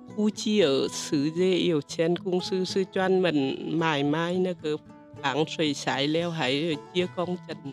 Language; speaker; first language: Chinese; non-native, learner; Vietnamese